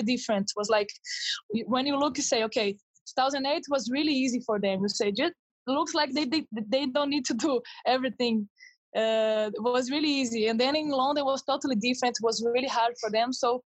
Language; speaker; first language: English; non-native, fluent; Portuguese